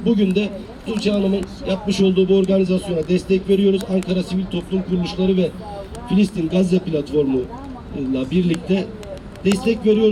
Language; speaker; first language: Turkish; native; Turkish